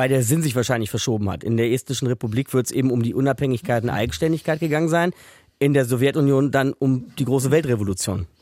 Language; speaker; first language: German; native; German